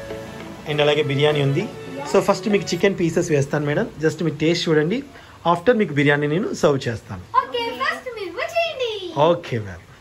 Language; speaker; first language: Telugu; native; Telugu